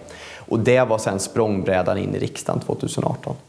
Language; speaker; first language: Swedish; native; Swedish